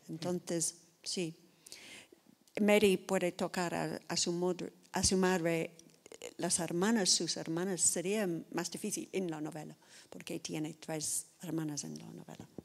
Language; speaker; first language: Spanish; non-native, fluent; English